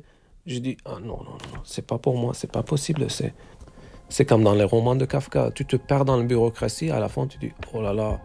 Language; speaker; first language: French; non-native, fluent; Turkish